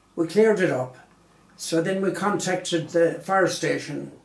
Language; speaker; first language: English; native; English